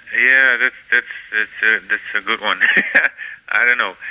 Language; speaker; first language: English; non-native, fluent; Dutch